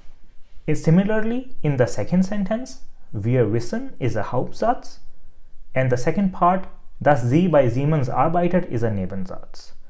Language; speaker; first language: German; non-native, fluent; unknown